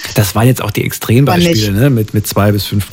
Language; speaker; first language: German; native; German